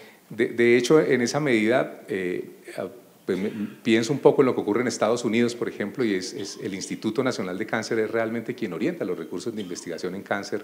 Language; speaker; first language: Spanish; native; Spanish